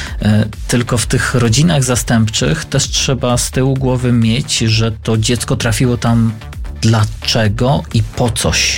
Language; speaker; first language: Polish; native; Polish